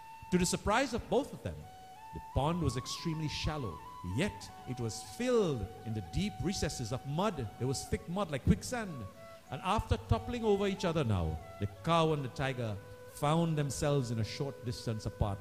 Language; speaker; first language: English; native; English